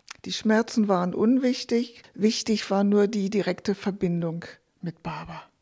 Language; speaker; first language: German; native; German